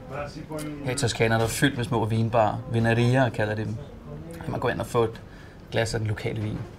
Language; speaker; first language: Danish; native; Danish